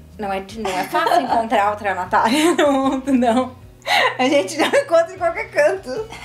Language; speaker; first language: Portuguese; native; Portuguese